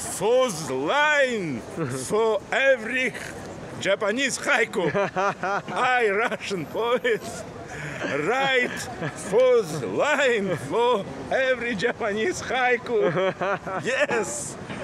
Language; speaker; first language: English; non-native, learner; Russian